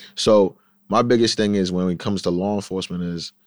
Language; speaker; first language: English; native; English